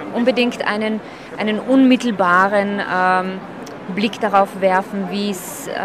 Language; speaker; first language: German; early bilingual, other home language; Slovak